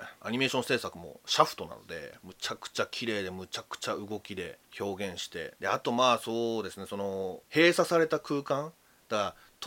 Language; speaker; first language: Japanese; native; Japanese